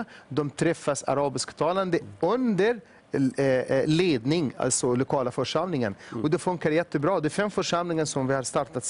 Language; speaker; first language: Swedish; non-native, fluent; Arabic